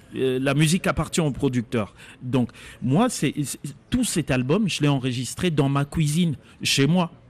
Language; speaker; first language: French; non-native, local second language; Lingala